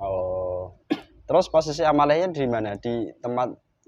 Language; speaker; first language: Indonesian; native; Indonesian